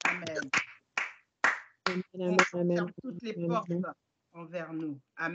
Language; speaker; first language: French; native; French